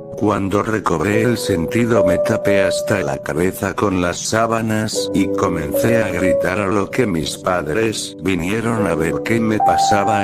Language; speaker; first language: Spanish; native; Spanish